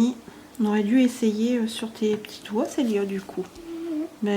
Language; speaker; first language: French; native; French